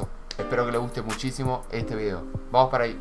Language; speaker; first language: Spanish; native; Spanish